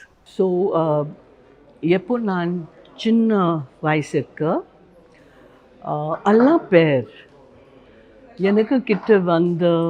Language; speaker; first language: Tamil; non-native, learner; Hindi